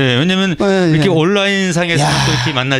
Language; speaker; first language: Korean; native; Korean